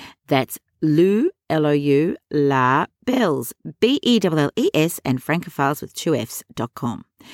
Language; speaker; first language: English; native; English